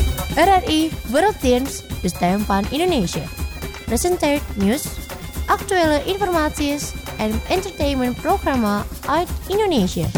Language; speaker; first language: Dutch; non-native, fluent; Indonesian